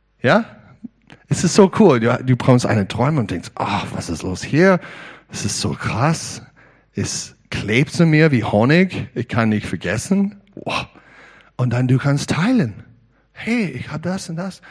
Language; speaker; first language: German; non-native, learner; English